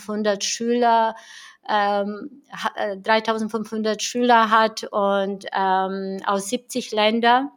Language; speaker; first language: German; non-native, fluent; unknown